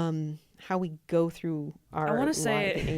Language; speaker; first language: English; native; English